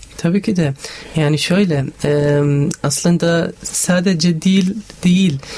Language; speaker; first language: Turkish; non-native, learner; Arabic